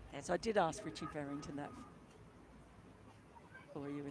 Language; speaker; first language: English; native; English